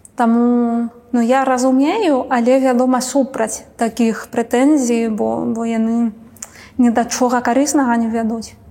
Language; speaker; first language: Belarusian; non-native, fluent; Spanish